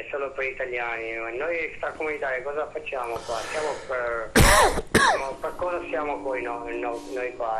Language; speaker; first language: Italian; non-native, fluent; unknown